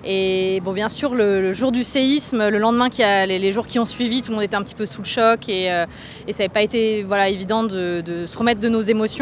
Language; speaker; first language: French; native; French